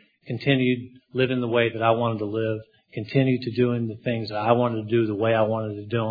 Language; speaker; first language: English; native; English